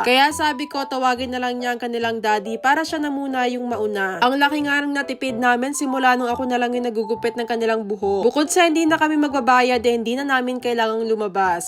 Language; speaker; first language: Filipino; native; Filipino